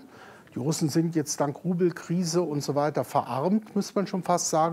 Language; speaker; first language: German; native; German